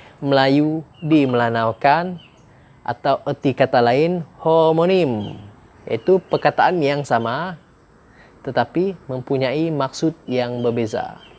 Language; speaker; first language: Malay; non-native, local second language; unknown